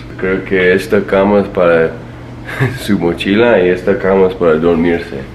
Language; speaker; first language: Spanish; non-native, fluent; English